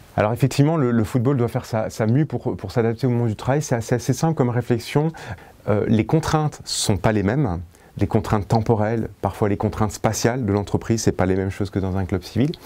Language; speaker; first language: French; native; French